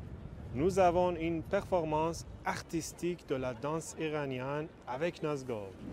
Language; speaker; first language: French; non-native, fluent; Persian